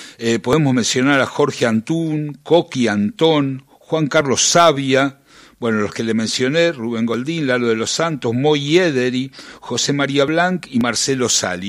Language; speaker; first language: Spanish; native; Spanish